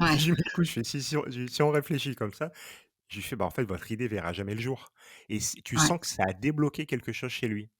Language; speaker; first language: French; native; French